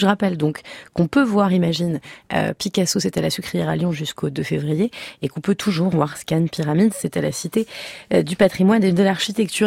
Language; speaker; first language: French; native; French